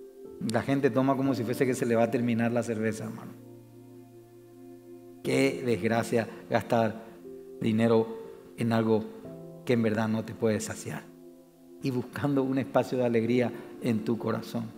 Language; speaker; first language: Spanish; native; Spanish